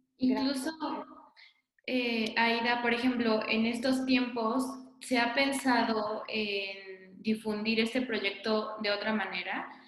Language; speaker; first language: Spanish; native; Spanish